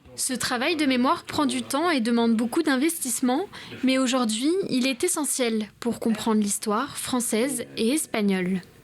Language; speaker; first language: French; native; French